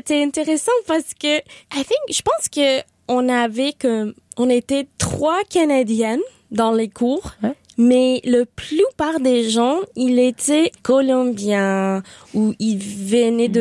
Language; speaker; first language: French; non-native, learner; Spanish